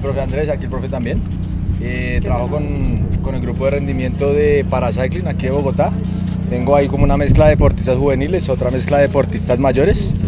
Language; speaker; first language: Spanish; native; Spanish